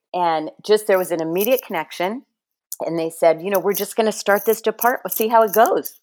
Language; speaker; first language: English; early bilingual, other home language; Spanish